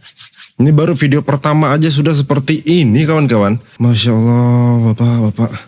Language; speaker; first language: Indonesian; native; Indonesian